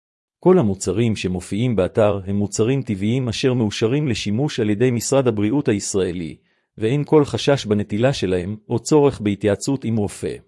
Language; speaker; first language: Hebrew; native; Hebrew